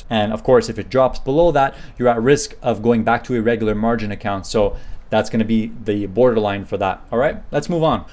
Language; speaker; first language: English; native; English